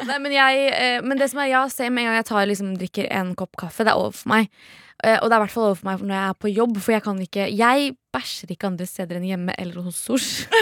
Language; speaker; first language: Norwegian; native; Norwegian